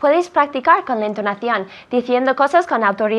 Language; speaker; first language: Spanish; non-native, fluent; English